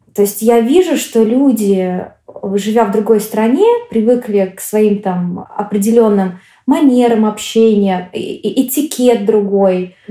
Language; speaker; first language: Russian; native; Russian